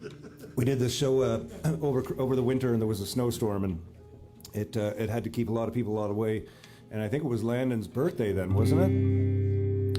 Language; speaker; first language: English; native; English